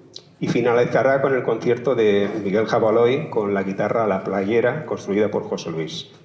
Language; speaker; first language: Spanish; native; Spanish